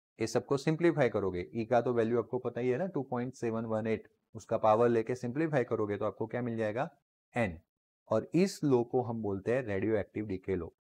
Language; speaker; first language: Hindi; non-native, local second language; Gujarati